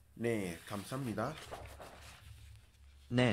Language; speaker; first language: Korean; non-native, learner; English